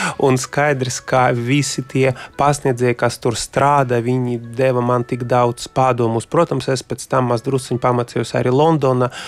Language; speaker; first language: Latvian; non-native, local second language; Russian